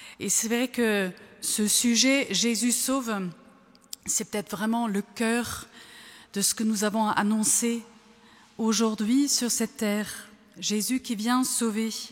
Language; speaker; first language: French; non-native, fluent; German